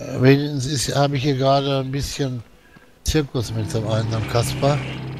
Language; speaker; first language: German; native; German